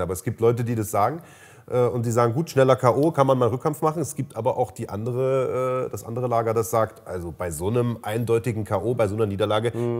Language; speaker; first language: German; native; German